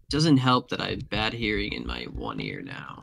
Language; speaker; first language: English; native; English